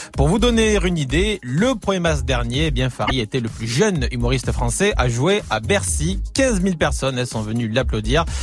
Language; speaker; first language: French; early bilingual, other home language; English